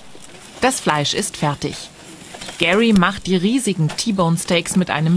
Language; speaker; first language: German; native; German